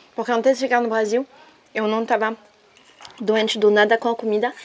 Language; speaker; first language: Portuguese; non-native, fluent; French